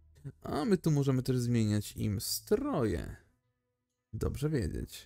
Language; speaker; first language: Polish; native; Polish